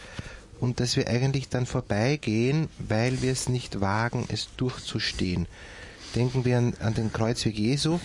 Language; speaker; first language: German; native; German